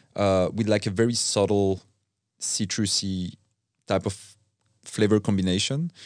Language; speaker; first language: English; non-native, fluent; French